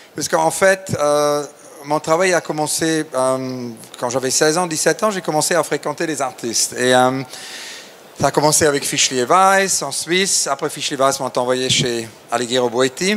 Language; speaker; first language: French; native; French